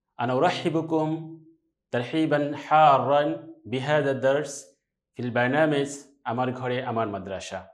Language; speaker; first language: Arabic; non-native, fluent; Bangla